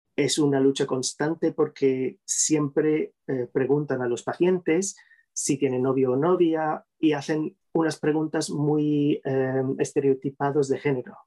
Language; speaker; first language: Spanish; non-native, fluent; English